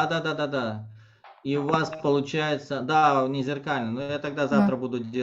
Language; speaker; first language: Russian; native; Russian